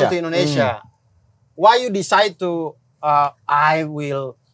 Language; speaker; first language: English; non-native, learner; Indonesian